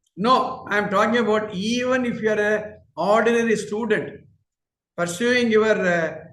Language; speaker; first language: English; non-native, local second language; Tamil